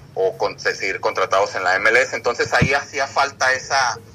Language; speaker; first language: Spanish; native; Spanish